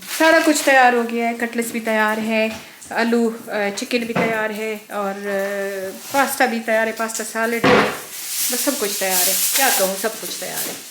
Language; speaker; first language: Urdu; non-native, local second language; Pashto